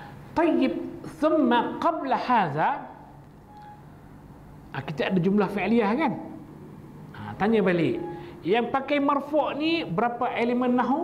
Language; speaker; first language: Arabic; non-native, fluent; Malay